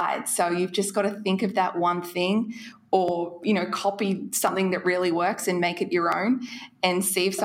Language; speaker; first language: English; native; English